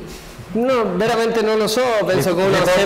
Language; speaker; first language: Italian; non-native, learner; Spanish